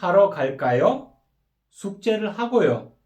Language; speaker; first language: Korean; non-native, fluent; Kyrgyz